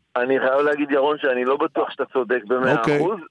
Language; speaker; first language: Hebrew; native; Hebrew